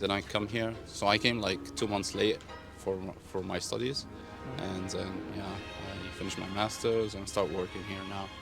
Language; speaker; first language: English; non-native, fluent; Arabic